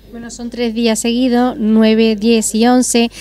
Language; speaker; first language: Spanish; native; Spanish